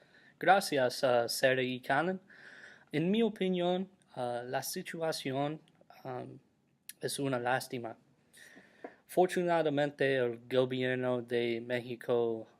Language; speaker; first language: Spanish; non-native, learner; English